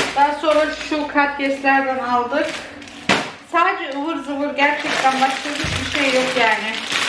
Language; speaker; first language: Turkish; native; Turkish